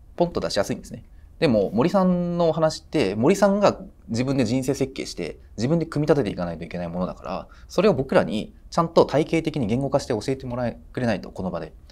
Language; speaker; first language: Japanese; native; Japanese